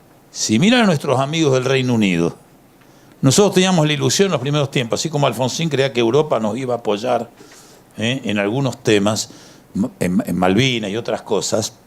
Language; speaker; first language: Spanish; native; Spanish